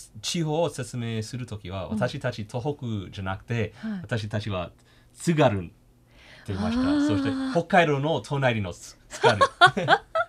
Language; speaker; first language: Japanese; non-native, fluent; English